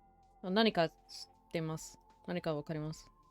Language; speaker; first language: Japanese; non-native, learner; English